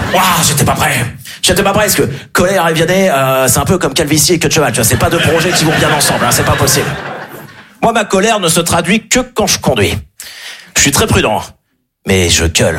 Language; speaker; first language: French; native; French